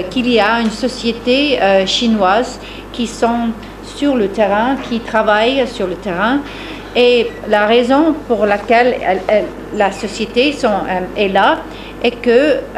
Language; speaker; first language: French; non-native, fluent; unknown